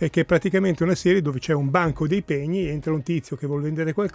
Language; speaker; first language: Italian; native; Italian